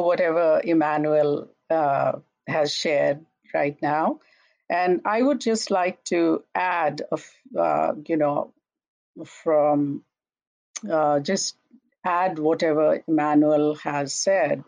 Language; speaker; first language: English; non-native, local second language; Hindi